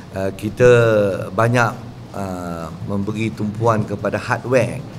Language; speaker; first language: Malay; non-native, local second language; Chinese